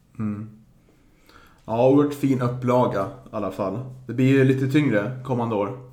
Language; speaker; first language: Swedish; native; Swedish